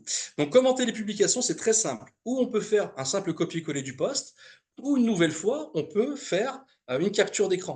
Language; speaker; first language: French; native; French